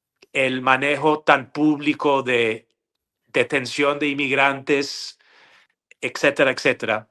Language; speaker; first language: Spanish; non-native, fluent; English